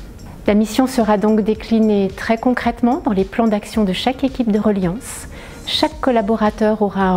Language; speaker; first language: French; native; French